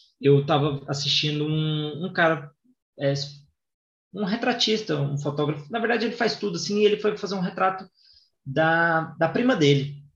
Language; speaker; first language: Portuguese; native; Portuguese